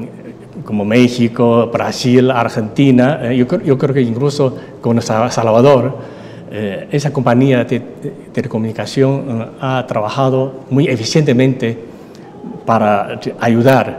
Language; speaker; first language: Spanish; non-native, fluent; Chinese